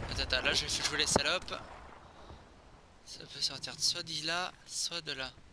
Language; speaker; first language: French; native; French